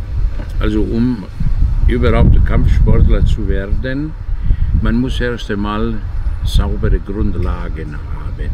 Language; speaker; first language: German; non-native, fluent; Italian